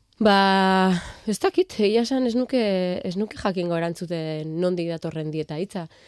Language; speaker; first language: Basque; non-native, local second language; Spanish